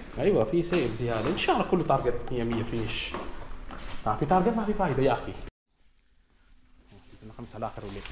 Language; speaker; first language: Arabic; non-native, learner; Filipino